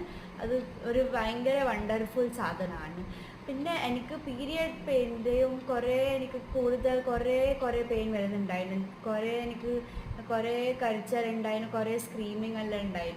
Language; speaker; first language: Malayalam; early bilingual, heritage; Malayalam